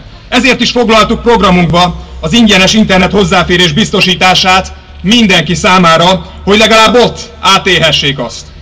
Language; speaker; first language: Hungarian; native; Hungarian